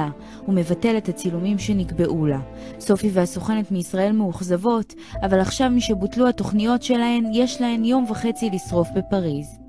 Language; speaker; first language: Hebrew; native; Hebrew